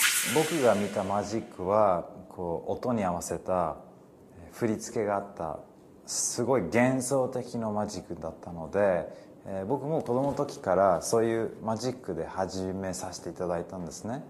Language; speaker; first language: Japanese; early bilingual, heritage; English